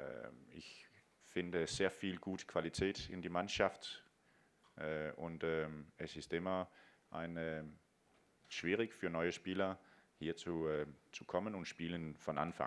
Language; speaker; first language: German; non-native, fluent; Danish